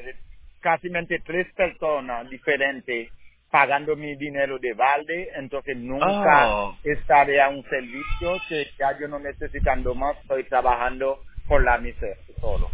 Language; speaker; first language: Spanish; non-native, learner; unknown